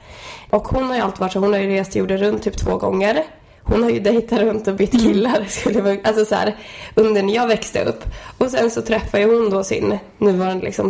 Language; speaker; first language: Swedish; native; Swedish